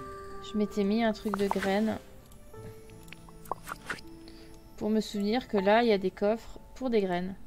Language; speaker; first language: French; native; French